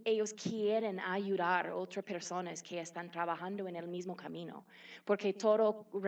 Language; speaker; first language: Spanish; non-native, fluent; English